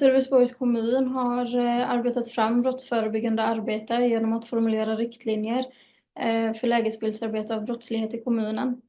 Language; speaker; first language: Swedish; native; Swedish